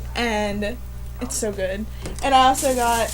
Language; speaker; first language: English; native; English